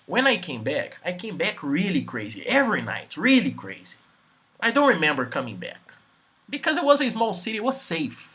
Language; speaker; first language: English; non-native, fluent; Portuguese